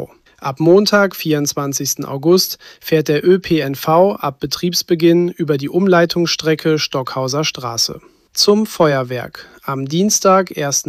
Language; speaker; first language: German; native; German